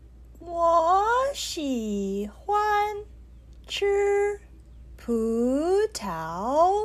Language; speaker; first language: Chinese; non-native, fluent; English